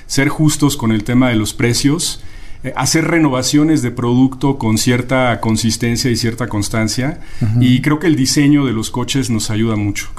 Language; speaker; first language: Spanish; native; Spanish